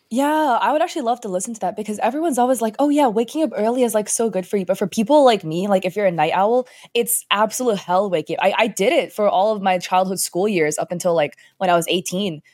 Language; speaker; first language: English; early bilingual, other home language; Chinese